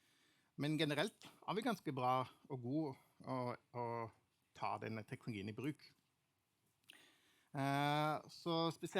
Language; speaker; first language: Norwegian; non-native, fluent; German